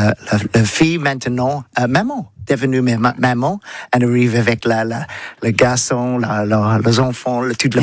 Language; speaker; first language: French; non-native, learner; English